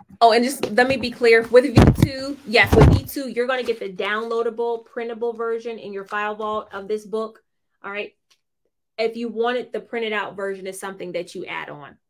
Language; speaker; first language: English; native; English